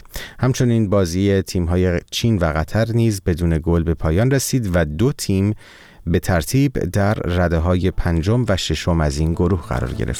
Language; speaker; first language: Persian; native; Persian